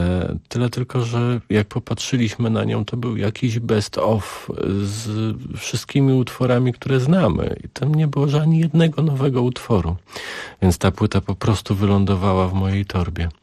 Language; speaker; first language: Polish; native; Polish